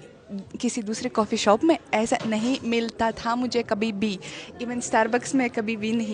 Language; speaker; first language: Hindi; non-native, fluent; Russian